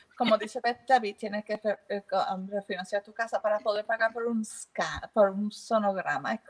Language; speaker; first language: Spanish; early bilingual, heritage; Spanish